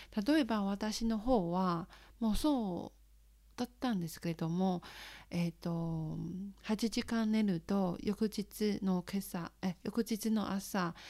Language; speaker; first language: Japanese; non-native, fluent; Chinese